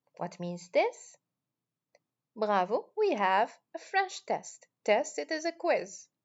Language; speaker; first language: English; non-native, fluent; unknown